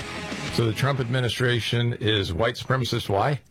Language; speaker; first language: English; native; English